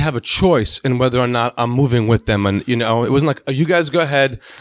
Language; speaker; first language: English; non-native, fluent; Hebrew